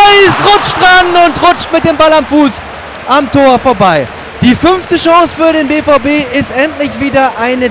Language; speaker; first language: German; native; German